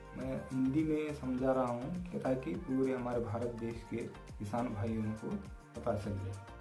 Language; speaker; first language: Hindi; non-native, local second language; Kannada